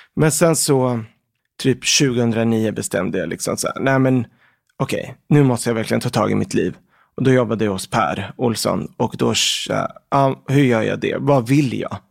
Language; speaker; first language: Swedish; early bilingual, other home language; Arabic